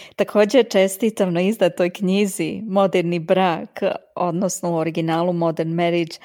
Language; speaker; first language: Serbian; native; Serbian